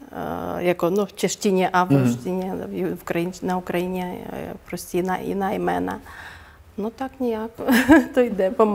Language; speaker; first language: Czech; non-native, learner; Ukrainian